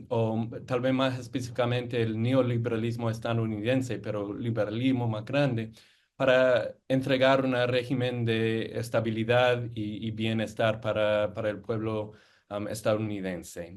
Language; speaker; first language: Spanish; non-native, fluent; English